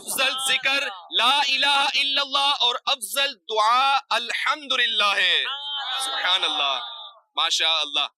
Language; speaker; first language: Urdu; native; Urdu